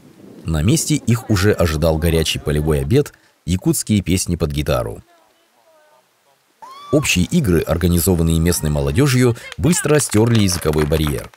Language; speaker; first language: Russian; native; Russian